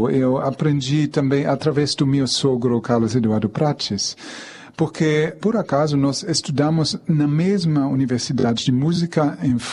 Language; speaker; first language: Portuguese; non-native, fluent; German